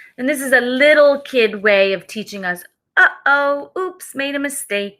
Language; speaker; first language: English; native; English